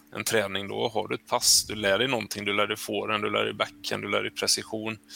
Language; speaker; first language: Swedish; native; Swedish